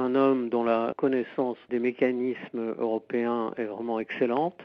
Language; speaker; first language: French; native; French